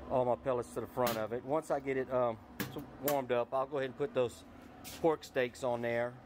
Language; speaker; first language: English; native; English